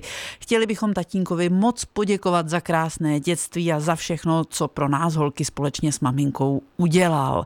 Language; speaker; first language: Czech; native; Czech